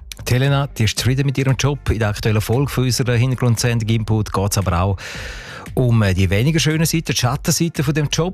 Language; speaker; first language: German; native; German